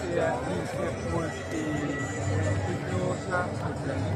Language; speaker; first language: French; non-native, local second language; Morisyen